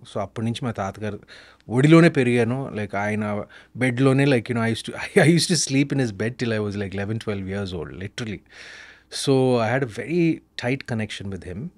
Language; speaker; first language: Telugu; native; Telugu